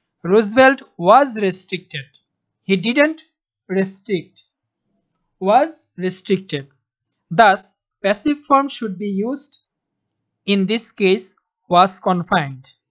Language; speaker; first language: English; non-native, local second language; Bangla